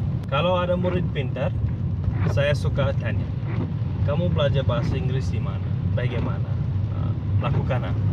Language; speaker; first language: Indonesian; non-native, fluent; English